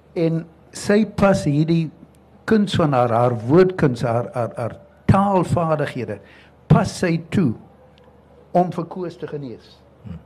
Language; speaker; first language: Afrikaans; native; Afrikaans